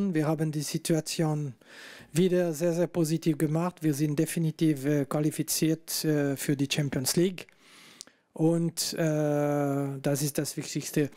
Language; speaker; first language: German; non-native, local second language; French